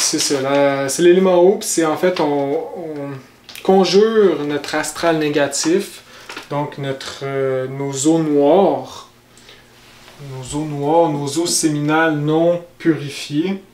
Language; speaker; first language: French; native; French